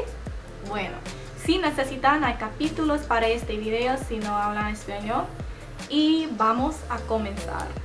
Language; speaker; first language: Spanish; non-native, learner; English